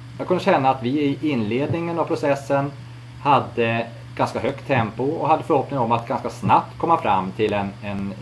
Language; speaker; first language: Swedish; native; Swedish